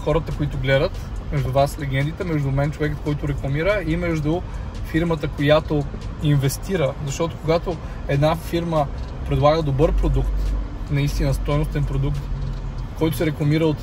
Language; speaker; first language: Bulgarian; native; Bulgarian